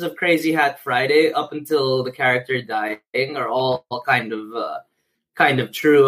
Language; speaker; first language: English; non-native, local second language; Filipino